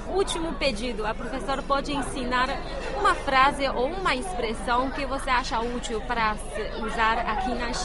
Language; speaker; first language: Portuguese; non-native, fluent; Chinese